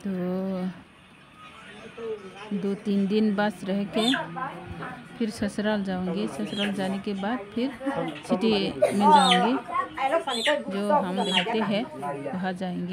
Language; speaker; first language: Hindi; non-native, local second language; Kok Borok